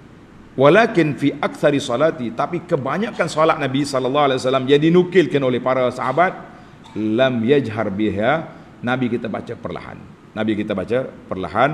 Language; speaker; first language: Malay; native; Malay